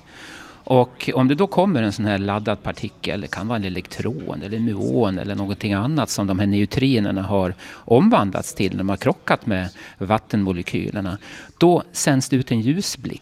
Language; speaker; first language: Swedish; native; Swedish